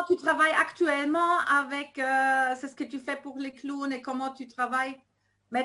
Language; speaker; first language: French; non-native, fluent; German